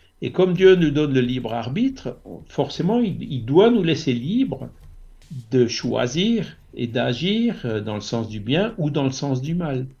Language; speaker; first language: French; native; French